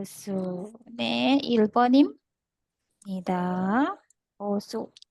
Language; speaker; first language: Korean; non-native, fluent; Indonesian